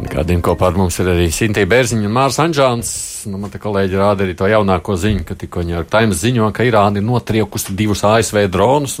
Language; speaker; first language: Latvian; native; Latvian